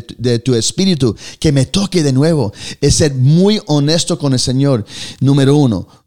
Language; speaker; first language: Spanish; early bilingual, heritage; Spanish